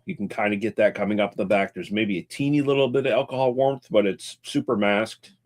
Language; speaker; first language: English; native; English